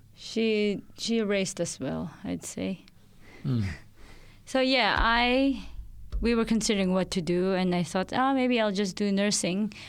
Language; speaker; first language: English; non-native, local second language; Filipino